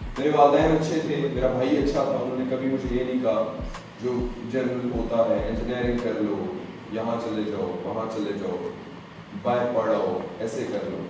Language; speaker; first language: Urdu; non-native, local second language; Pahari-Potwari